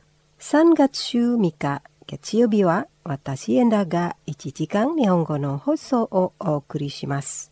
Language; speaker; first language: Japanese; non-native, fluent; Indonesian